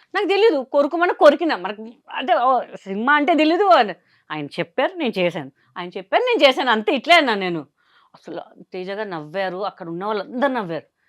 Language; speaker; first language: Telugu; non-native, local second language; Hindi